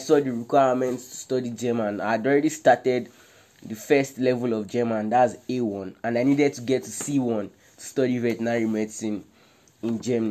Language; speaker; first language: English; non-native, local second language; Yoruba